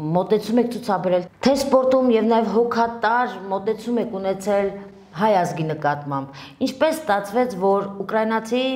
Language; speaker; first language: Armenian; native; Armenian